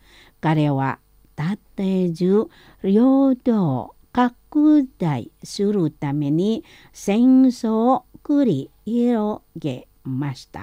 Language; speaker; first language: Japanese; non-native, fluent; Indonesian